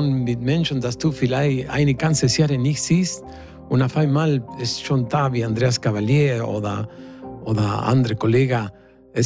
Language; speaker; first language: German; non-native, fluent; Spanish